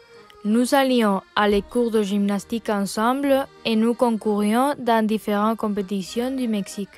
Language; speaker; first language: French; non-native, learner; Spanish